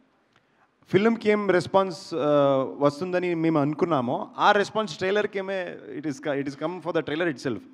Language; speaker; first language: Telugu; non-native, local second language; Kannada